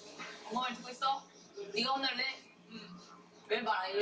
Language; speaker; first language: Korean; native; Korean